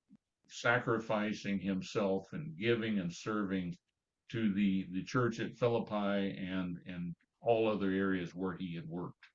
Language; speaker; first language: English; native; English